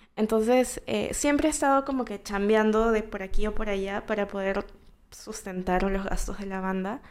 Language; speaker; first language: Spanish; native; Spanish